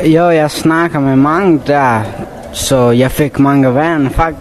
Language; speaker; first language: Danish; non-native, learner; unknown